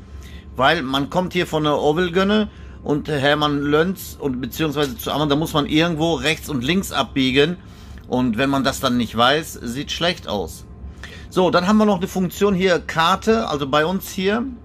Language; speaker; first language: German; native; German